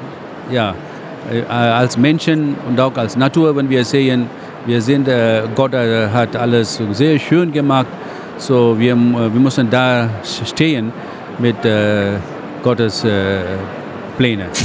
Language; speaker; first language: German; non-native, fluent; Tamil